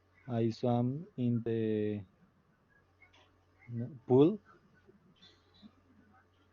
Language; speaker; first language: English; non-native, learner; Spanish